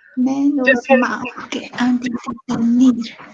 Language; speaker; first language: Spanish; non-native, learner; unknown